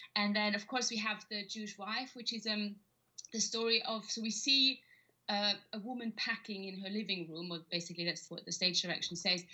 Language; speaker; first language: English; non-native, fluent; German